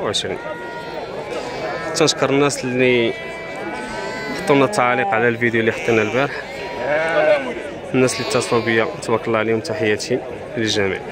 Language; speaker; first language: Arabic; native; Arabic